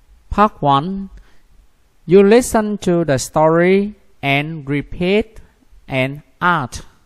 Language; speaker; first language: English; non-native, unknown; Vietnamese